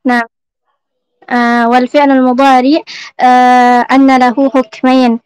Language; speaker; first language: Arabic; non-native, learner; Indonesian